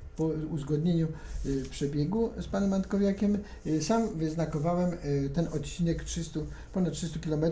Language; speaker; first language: Polish; native; Polish